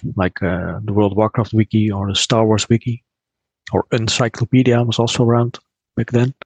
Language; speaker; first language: English; non-native, fluent; Dutch